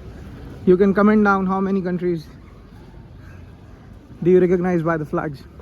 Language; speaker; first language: English; non-native, local second language; Hindi